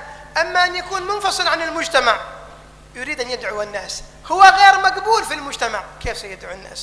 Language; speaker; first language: Arabic; native; Arabic